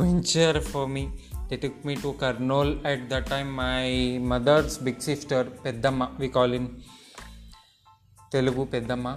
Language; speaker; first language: English; non-native, local second language; Telugu